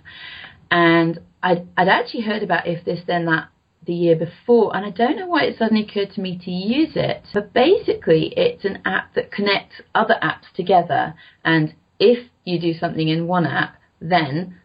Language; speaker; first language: English; native; English